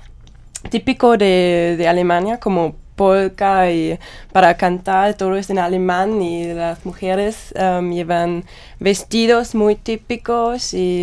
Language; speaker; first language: Spanish; non-native, learner; German